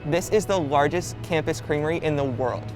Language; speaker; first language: English; native; English